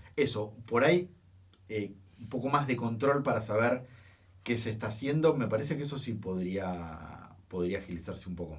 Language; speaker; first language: Spanish; native; Spanish